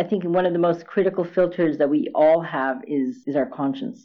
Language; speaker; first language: English; native; English